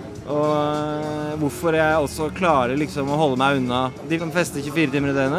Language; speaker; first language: Norwegian; native; Norwegian